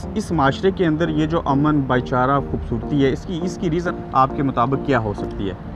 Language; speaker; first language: Urdu; non-native, local second language; Punjabi